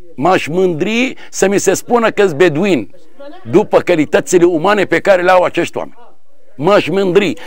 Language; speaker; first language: Romanian; non-native, fluent; Arabic